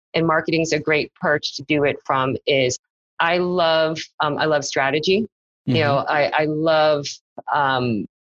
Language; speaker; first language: English; native; English